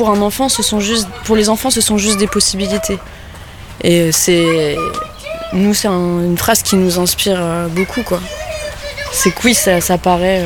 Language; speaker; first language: French; native; French